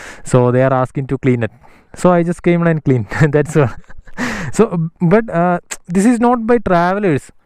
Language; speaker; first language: English; non-native, local second language; Malayalam